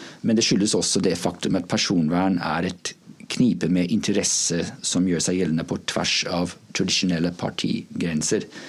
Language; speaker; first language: Norwegian; non-native, fluent; English